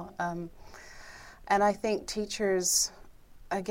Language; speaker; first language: English; native; English